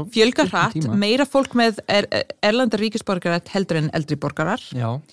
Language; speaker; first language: Icelandic; non-native, fluent; English